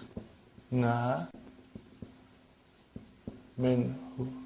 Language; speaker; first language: Arabic; non-native, fluent; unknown